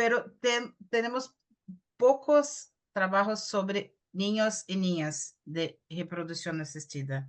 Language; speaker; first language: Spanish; non-native, learner; Portuguese